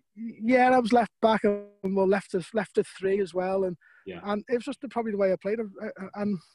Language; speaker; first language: English; native; English